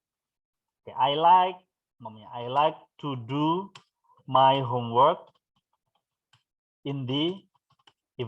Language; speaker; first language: English; non-native, fluent; Indonesian